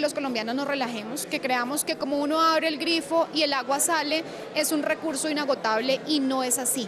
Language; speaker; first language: Spanish; native; Spanish